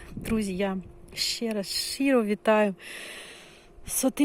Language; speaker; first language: Ukrainian; non-native, local second language; Russian